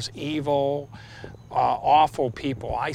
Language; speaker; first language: English; native; English